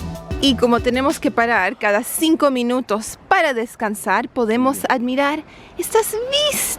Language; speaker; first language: Spanish; native; Spanish